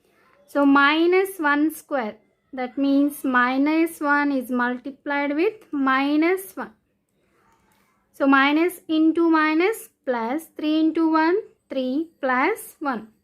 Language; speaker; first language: English; non-native, local second language; Telugu